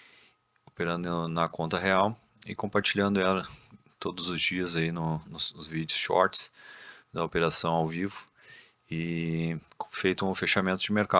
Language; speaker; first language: Portuguese; native; Portuguese